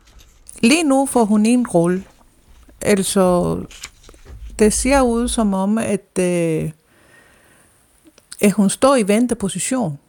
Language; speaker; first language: Danish; non-native, fluent; Spanish